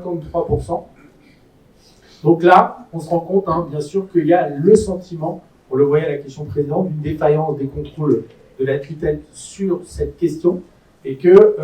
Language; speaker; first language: French; native; French